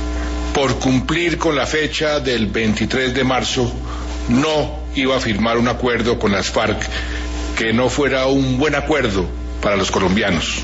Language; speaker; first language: Spanish; native; Spanish